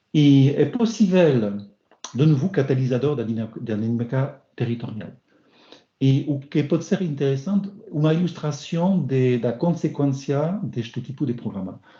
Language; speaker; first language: Portuguese; non-native, learner; French